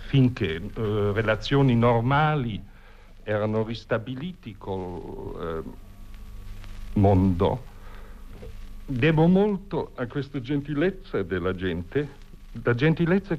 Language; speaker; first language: Italian; non-native, fluent; German